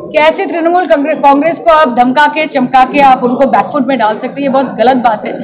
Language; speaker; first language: Hindi; non-native, local second language; Bangla